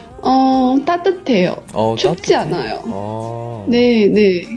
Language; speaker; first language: Korean; non-native, learner; Chinese